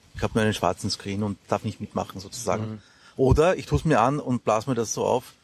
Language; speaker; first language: German; native; German